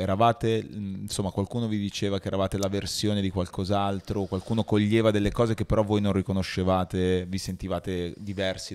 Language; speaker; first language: Italian; native; Italian